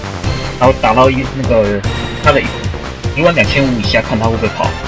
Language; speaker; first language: Chinese; native; Chinese